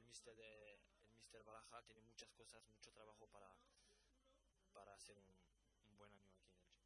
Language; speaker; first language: Spanish; non-native, fluent; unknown